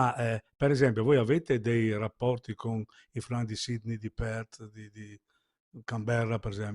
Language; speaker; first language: Italian; native; Italian